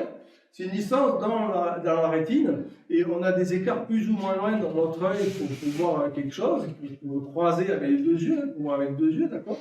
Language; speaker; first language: French; native; French